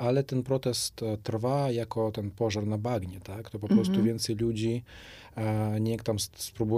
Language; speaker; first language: Polish; non-native, fluent; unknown